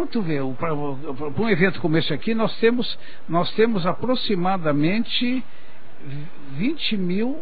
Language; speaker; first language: Portuguese; native; Portuguese